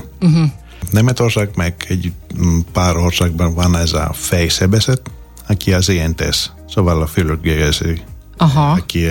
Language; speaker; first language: Hungarian; non-native, fluent; Greek